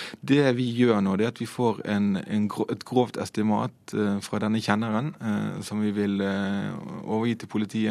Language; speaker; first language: Norwegian; native; Norwegian